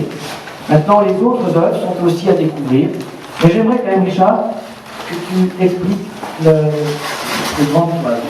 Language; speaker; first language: French; native; French